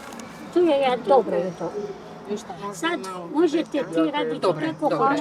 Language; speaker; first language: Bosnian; non-native, learner; Arabic